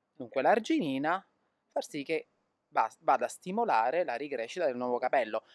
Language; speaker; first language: Italian; native; Italian